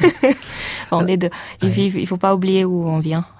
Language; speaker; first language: French; non-native, fluent; English